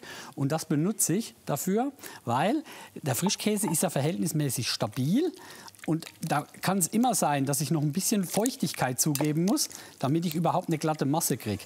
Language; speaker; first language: German; native; German